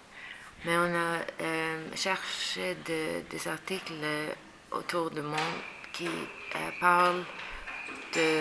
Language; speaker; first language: French; non-native, learner; Norwegian